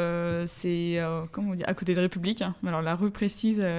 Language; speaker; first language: French; native; French